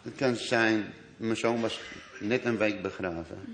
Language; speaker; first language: German; non-native, learner; Dutch